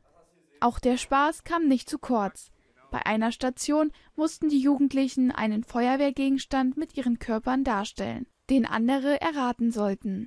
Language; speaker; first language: German; native; German